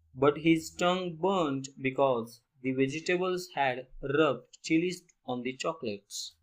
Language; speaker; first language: English; non-native, local second language; Marathi